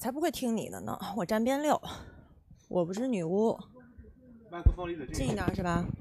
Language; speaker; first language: Chinese; native; Chinese